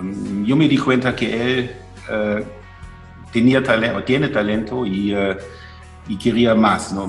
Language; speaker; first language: Spanish; non-native, fluent; German